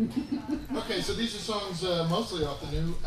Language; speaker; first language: English; native; English